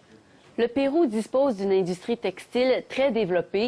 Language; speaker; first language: French; native; French